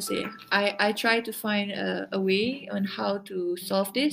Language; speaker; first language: English; non-native, local second language; Malay